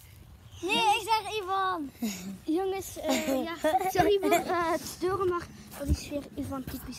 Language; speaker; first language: Dutch; native; Dutch